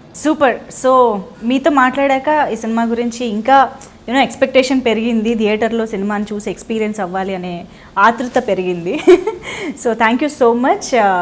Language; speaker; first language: Telugu; native; Telugu